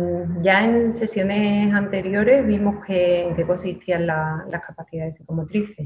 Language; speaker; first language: Spanish; native; Spanish